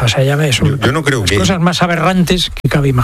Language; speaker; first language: Spanish; native; Spanish